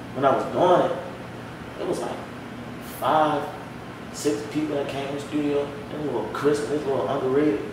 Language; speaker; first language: English; native; English